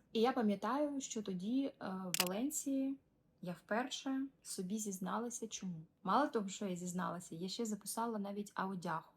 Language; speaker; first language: Ukrainian; non-native, local second language; Russian